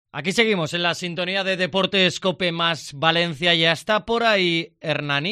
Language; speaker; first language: Spanish; native; Spanish